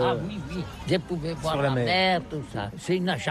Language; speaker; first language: French; non-native, learner; Catalan